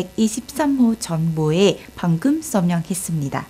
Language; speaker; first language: Korean; non-native, fluent; Vietnamese